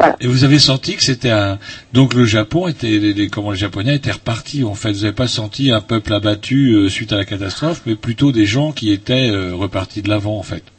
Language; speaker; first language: French; native; French